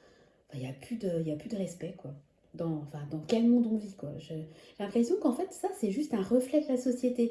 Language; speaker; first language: French; native; French